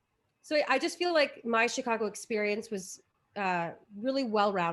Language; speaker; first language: English; native; English